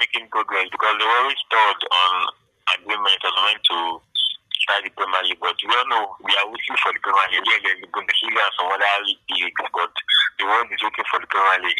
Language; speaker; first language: English; non-native, local second language; Yoruba